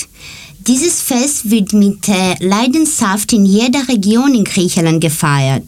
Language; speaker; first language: German; non-native, learner; Greek